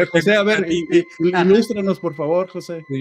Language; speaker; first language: Spanish; native; Spanish